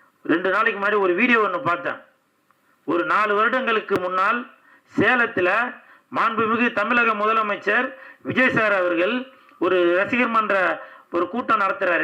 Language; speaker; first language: Tamil; native; Tamil